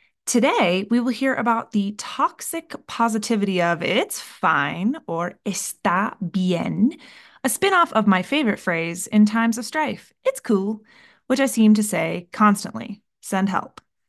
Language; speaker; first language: English; native; English